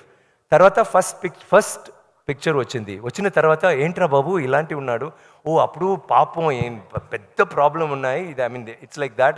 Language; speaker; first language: Telugu; non-native, learner; Tamil